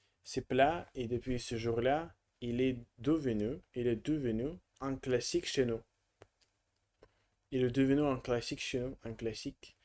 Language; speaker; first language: French; non-native, learner; Russian